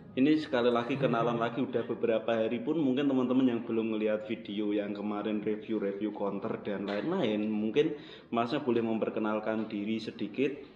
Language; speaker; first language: Indonesian; native; Indonesian